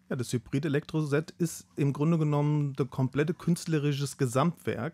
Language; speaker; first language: German; native; German